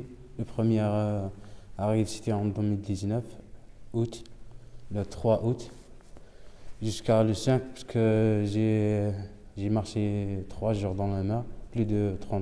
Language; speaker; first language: French; non-native, local second language; Arabic